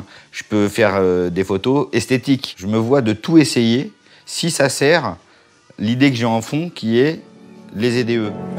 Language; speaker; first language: French; native; French